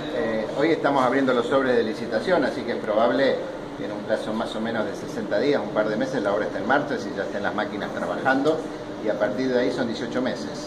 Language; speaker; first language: Spanish; native; Spanish